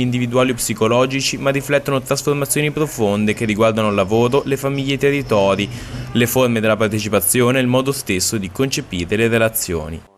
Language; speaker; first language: Italian; native; Italian